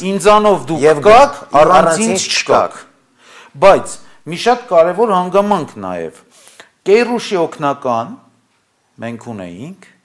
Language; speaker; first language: Armenian; native; Armenian